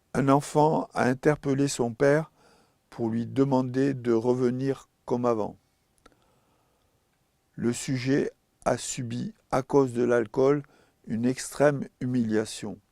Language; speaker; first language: French; native; French